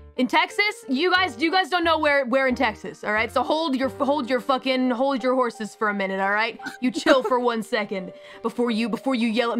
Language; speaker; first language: English; native; English